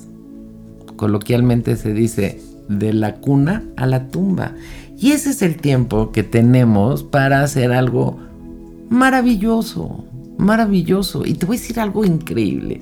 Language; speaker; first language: Spanish; native; Spanish